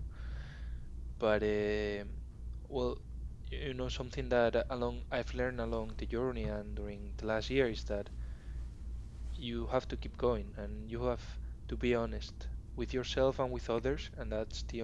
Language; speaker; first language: English; non-native, fluent; Spanish